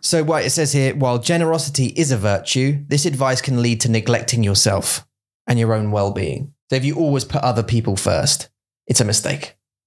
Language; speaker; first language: English; native; English